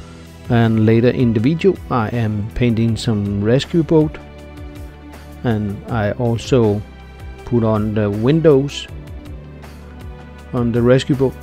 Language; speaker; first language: English; non-native, learner; Danish